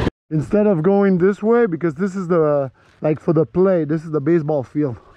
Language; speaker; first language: English; non-native, local second language; French